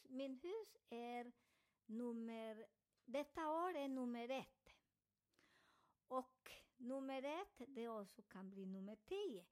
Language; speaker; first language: Swedish; non-native, fluent; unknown